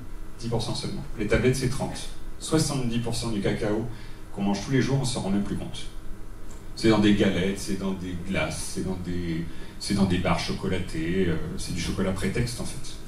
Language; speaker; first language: French; native; French